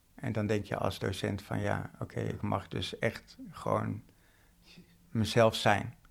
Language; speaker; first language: Dutch; native; Dutch